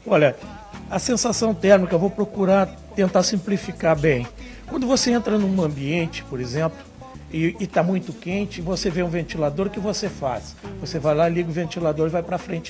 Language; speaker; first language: Portuguese; native; Portuguese